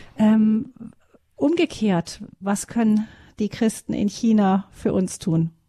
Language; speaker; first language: German; native; German